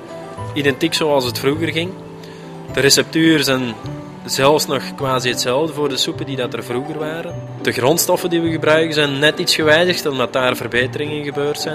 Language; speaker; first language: Dutch; native; Dutch